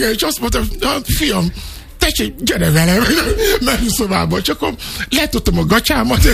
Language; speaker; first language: Hungarian; non-native, learner; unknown